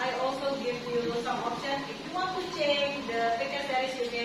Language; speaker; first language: English; non-native, fluent; Indonesian